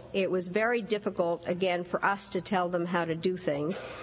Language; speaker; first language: English; early bilingual, other home language; Czech